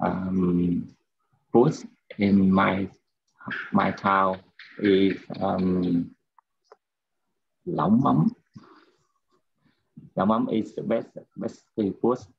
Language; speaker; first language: English; non-native, learner; Vietnamese